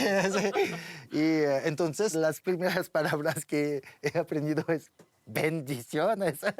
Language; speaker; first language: Spanish; non-native, learner; French